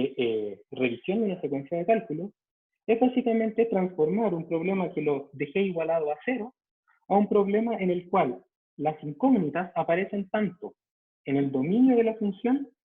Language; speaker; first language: Spanish; native; Spanish